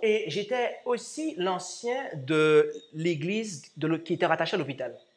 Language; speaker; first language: French; native; French